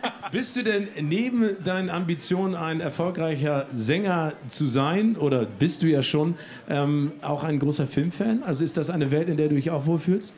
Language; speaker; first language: German; native; German